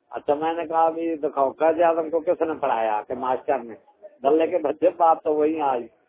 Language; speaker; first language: Urdu; non-native, local second language; Punjabi